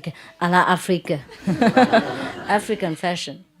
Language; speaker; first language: French; non-native, learner; Vietnamese